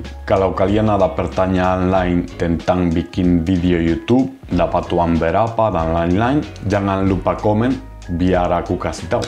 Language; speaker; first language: Indonesian; non-native, fluent; Spanish